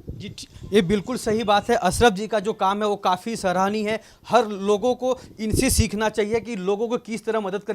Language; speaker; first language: Hindi; native; Hindi